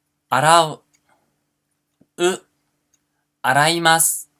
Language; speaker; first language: Japanese; non-native, fluent; Portuguese